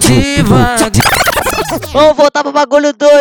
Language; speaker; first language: Portuguese; native; Portuguese